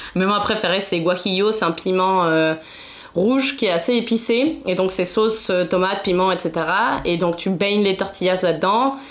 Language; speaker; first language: French; non-native, fluent; Spanish